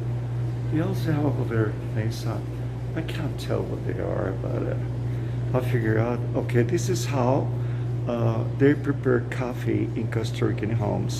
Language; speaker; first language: English; non-native, fluent; Spanish